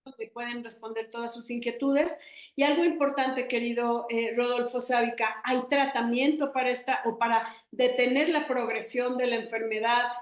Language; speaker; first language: Spanish; native; Spanish